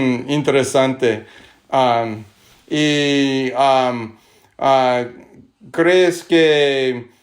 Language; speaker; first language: Spanish; non-native, learner; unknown